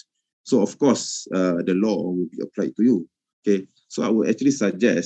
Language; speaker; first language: English; non-native, local second language; Malay